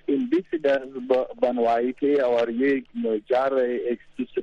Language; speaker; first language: Hindi; non-native, fluent; Pashto